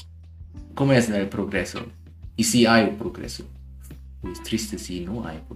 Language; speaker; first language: Spanish; non-native, learner; German